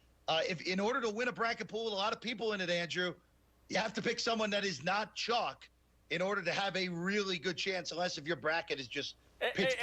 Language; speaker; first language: English; native; English